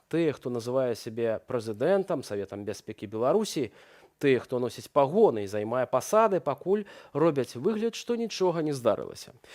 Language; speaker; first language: Belarusian; native; Belarusian